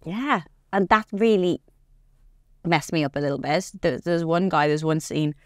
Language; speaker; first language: English; native; English